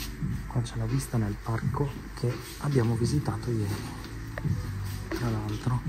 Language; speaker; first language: Italian; native; Italian